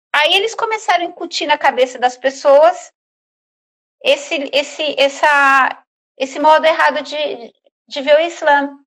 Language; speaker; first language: Portuguese; native; Portuguese